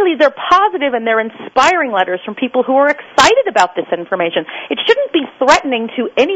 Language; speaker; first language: English; native; English